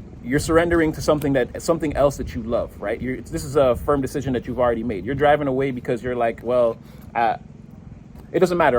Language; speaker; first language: English; native; English